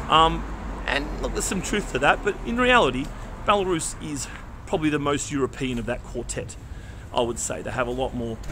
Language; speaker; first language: English; native; English